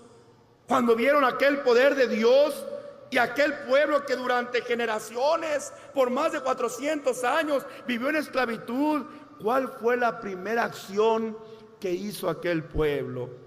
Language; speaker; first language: Spanish; native; Spanish